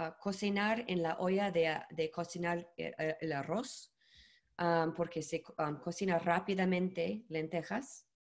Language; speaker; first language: Spanish; non-native, learner; English